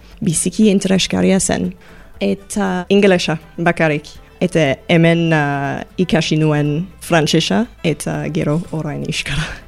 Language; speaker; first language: Basque; non-native, learner; English